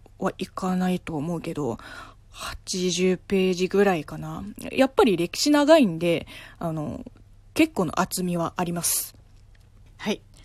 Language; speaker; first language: Japanese; non-native, fluent; Chinese